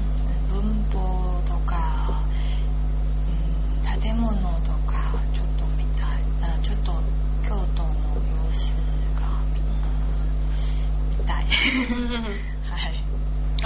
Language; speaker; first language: Japanese; non-native, learner; Chinese